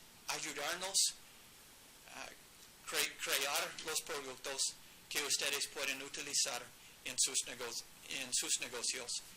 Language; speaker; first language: Spanish; non-native, learner; English